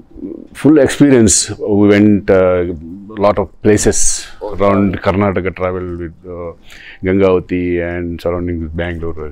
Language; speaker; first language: Tamil; non-native, local second language; Telugu